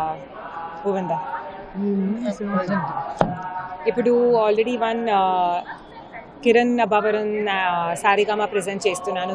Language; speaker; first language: Telugu; non-native, learner; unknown